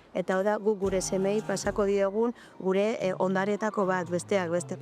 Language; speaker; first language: Basque; non-native, local second language; Spanish